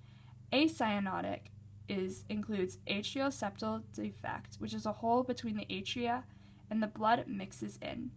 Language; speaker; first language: English; native; English